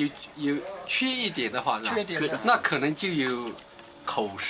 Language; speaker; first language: Chinese; native; Chinese